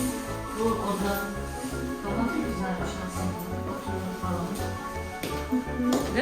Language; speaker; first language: Turkish; native; Turkish